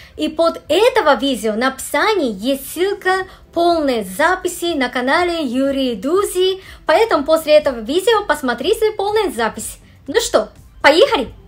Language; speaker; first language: Russian; non-native, fluent; Japanese